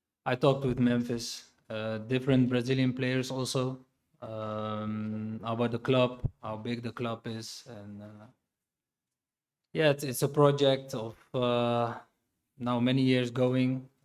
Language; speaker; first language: English; non-native, fluent; Dutch